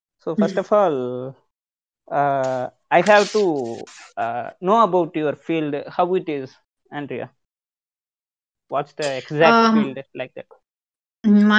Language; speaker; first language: English; non-native, local second language; Tamil